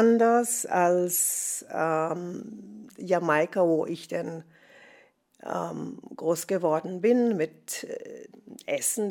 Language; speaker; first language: German; non-native, fluent; English